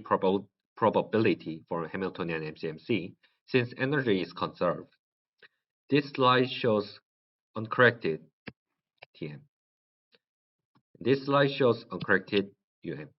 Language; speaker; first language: English; non-native, learner; Korean